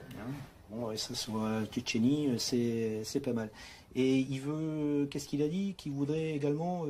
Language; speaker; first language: French; native; French